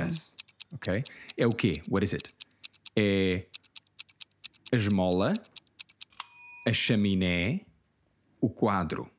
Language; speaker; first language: Portuguese; early bilingual, heritage; Portuguese